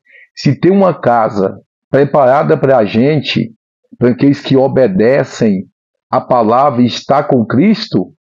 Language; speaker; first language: Portuguese; native; Portuguese